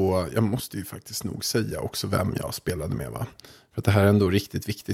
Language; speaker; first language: Swedish; native; Swedish